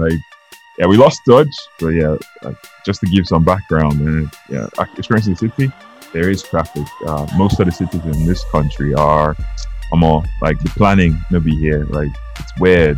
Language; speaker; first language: English; non-native, local second language; Yoruba